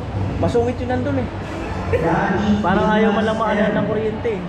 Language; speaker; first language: Filipino; native; Filipino